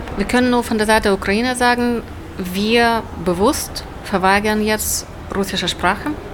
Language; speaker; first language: German; non-native, fluent; Ukrainian